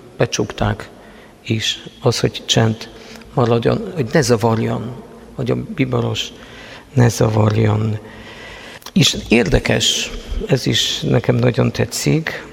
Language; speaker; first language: Hungarian; non-native, fluent; Polish